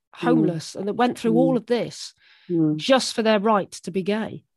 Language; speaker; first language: English; native; English